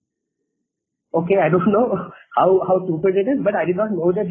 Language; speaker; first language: English; non-native, local second language; Malayalam